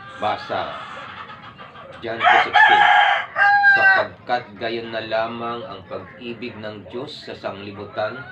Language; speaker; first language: Filipino; non-native, local second language; Aklanon